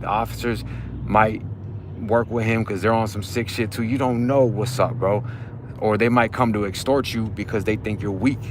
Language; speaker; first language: English; native; English